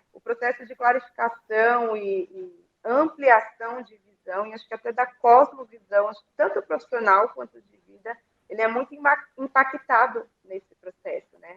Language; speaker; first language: Portuguese; native; Portuguese